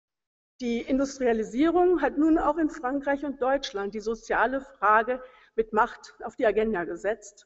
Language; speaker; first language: German; native; German